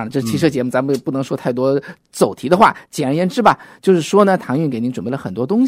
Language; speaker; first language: Chinese; native; Chinese